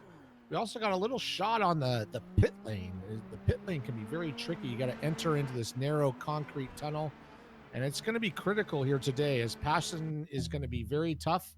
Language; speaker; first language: English; native; English